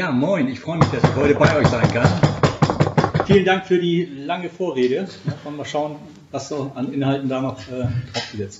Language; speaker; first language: German; native; German